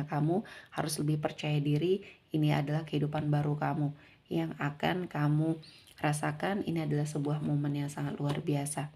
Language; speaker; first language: Indonesian; native; Indonesian